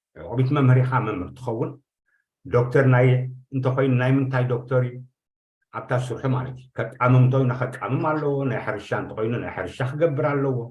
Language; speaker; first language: Tigrinya; native; Tigrinya